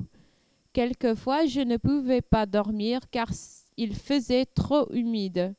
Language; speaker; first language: French; non-native, learner; English